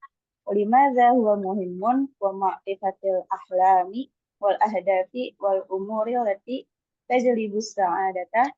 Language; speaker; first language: Arabic; non-native, learner; Indonesian